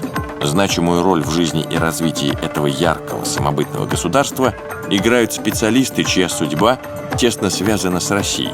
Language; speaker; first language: Russian; native; Russian